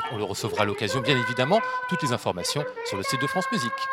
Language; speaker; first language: French; native; French